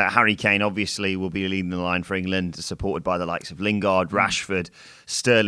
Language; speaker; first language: English; native; English